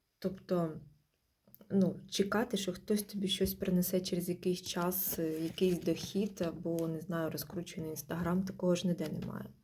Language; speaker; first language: Ukrainian; non-native, local second language; Russian